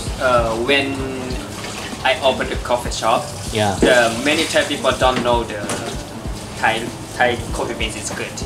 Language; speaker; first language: English; non-native, learner; Japanese